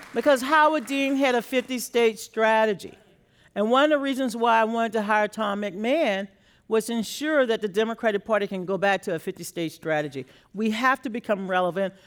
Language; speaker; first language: English; native; English